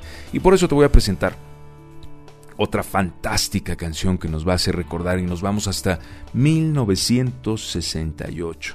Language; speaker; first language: Spanish; native; Spanish